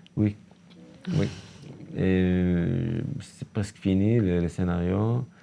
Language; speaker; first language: French; non-native, learner; Hebrew